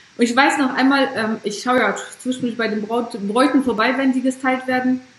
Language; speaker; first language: German; native; German